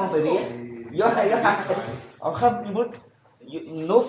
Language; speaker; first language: English; non-native, learner; Chinese